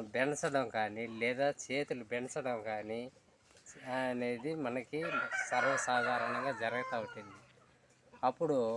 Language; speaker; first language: Telugu; native; Telugu